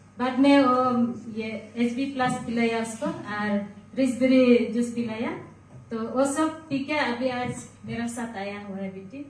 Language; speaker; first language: Hindi; non-native, local second language; Santali